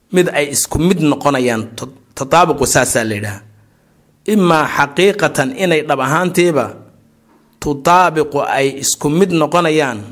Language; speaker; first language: Somali; native; Somali